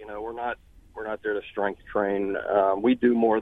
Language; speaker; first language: English; native; English